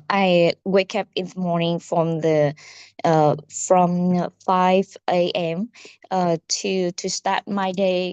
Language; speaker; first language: English; non-native, learner; Vietnamese